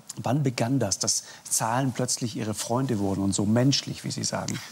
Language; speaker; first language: German; native; German